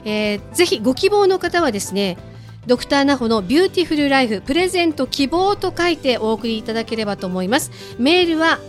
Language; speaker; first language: Japanese; native; Japanese